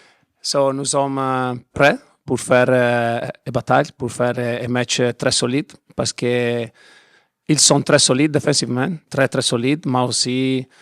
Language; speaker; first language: French; non-native, learner; Italian